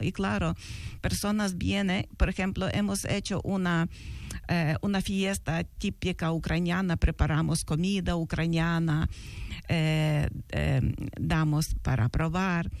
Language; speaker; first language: Spanish; non-native, learner; Ukrainian